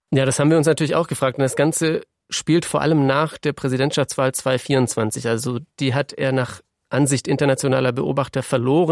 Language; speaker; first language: German; native; German